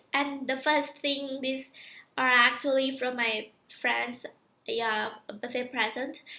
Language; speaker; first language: English; non-native, fluent; Indonesian